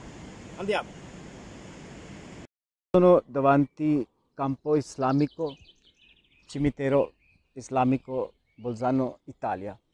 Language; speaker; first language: Italian; non-native, learner; Urdu